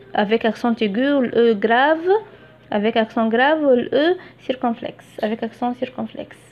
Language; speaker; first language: French; non-native, fluent; Arabic